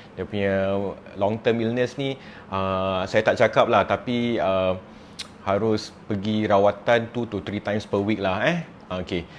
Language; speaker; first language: Malay; non-native, local second language; English